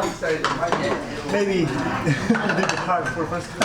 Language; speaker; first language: English; non-native, fluent; Korean